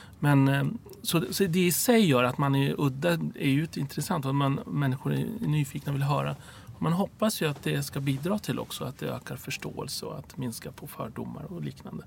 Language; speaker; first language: Swedish; early bilingual, other home language; Arabic